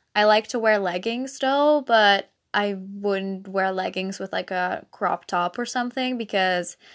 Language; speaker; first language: English; non-native, fluent; Dutch